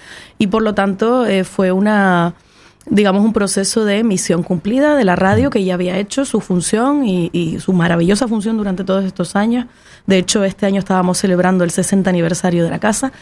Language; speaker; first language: Spanish; native; Spanish